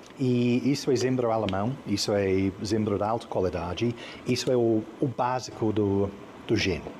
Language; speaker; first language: Portuguese; non-native, fluent; English